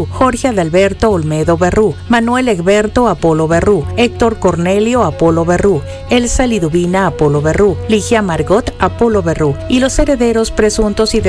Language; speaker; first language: Spanish; native; Spanish